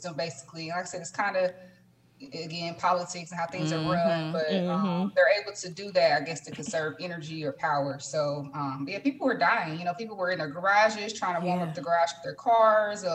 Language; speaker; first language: English; native; English